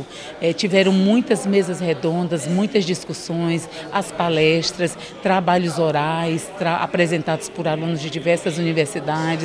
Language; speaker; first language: Portuguese; native; Portuguese